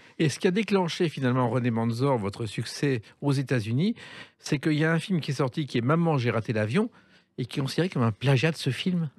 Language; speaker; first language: French; native; French